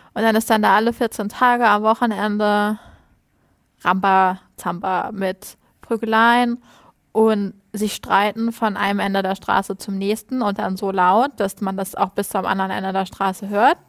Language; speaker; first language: German; native; German